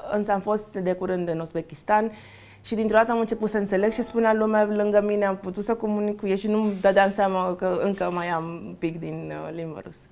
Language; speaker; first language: Romanian; non-native, fluent; Spanish